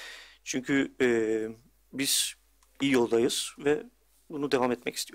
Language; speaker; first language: Turkish; early bilingual, heritage; Turkish